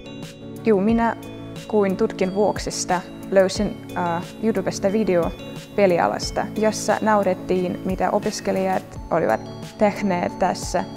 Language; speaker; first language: Finnish; non-native, learner; Russian